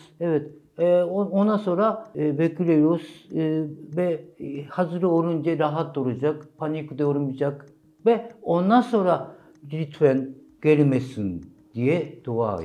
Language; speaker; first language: Turkish; non-native, fluent; Japanese